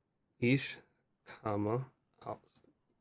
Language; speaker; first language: German; non-native, learner; English